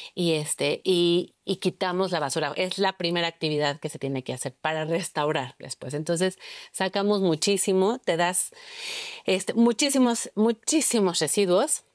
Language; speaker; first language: Spanish; native; Spanish